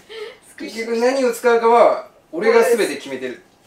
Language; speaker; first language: Japanese; native; Japanese